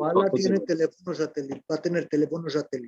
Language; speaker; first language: Spanish; native; Spanish